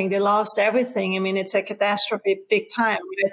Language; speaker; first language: English; non-native, fluent; German